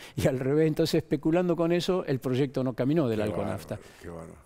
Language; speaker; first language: Spanish; native; Spanish